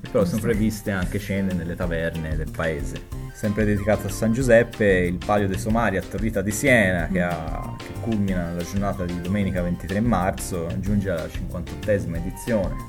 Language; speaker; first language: Italian; native; Italian